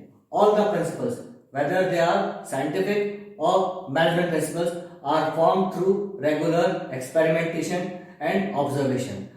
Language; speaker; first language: English; non-native, local second language; Hindi